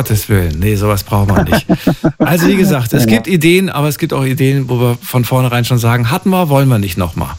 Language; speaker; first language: German; native; German